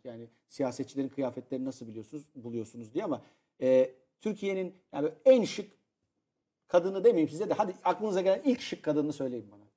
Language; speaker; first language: Turkish; native; Turkish